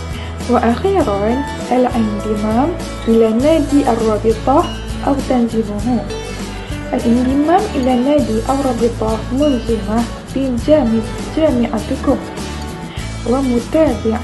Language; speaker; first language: Arabic; non-native, learner; Malay